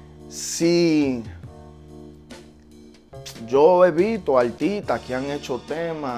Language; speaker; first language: Spanish; early bilingual, heritage; Spanish